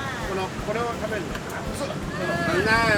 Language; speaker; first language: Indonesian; non-native, fluent; Japanese